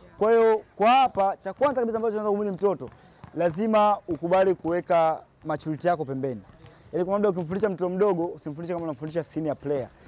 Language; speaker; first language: Swahili; native; Swahili